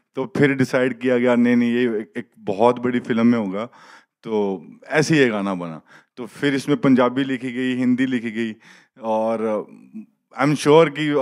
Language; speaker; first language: Hindi; native; Hindi